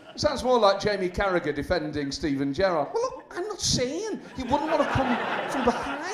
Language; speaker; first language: English; native; English